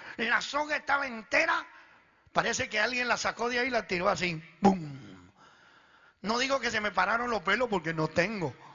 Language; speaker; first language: Spanish; early bilingual, other home language; Italian